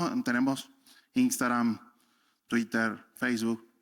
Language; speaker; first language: Spanish; native; Spanish